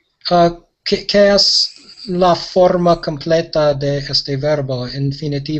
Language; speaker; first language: Spanish; non-native, learner; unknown